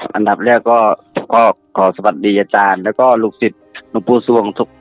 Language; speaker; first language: Thai; non-native, fluent; Khmer